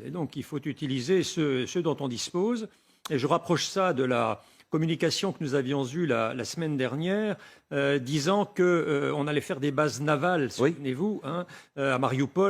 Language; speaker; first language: French; native; French